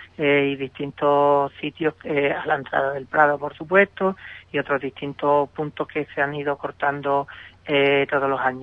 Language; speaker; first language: Spanish; native; Spanish